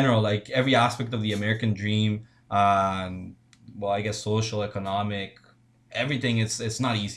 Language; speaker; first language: English; non-native, fluent; Spanish